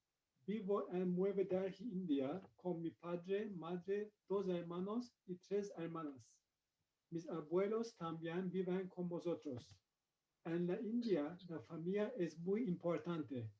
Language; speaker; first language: Spanish; non-native, learner; English